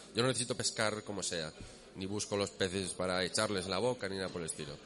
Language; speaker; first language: Spanish; native; Spanish